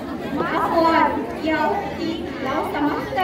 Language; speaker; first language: Arabic; non-native, learner; Bangla